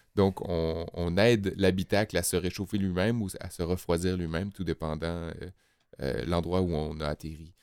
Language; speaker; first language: French; native; French